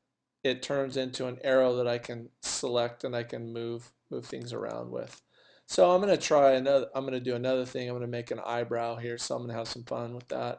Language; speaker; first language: English; native; English